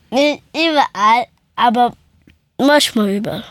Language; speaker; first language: German; early bilingual, other home language; Persian